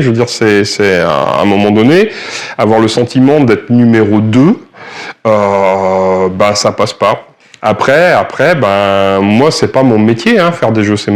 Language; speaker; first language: French; native; French